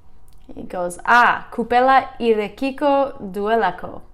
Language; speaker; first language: Basque; non-native, learner; English